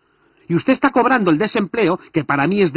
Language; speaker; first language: Spanish; native; Spanish